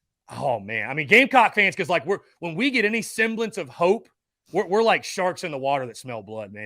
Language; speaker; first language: English; native; English